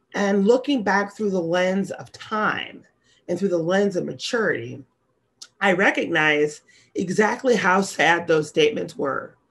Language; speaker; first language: English; native; English